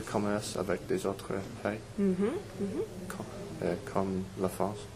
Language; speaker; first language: French; non-native, learner; English